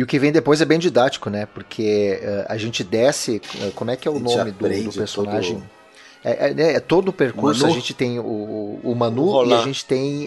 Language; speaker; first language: Portuguese; native; Portuguese